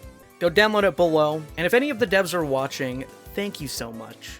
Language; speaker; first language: English; native; English